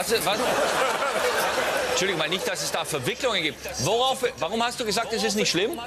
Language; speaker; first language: German; native; German